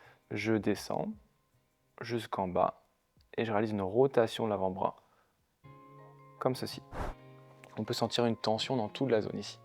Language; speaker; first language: French; native; French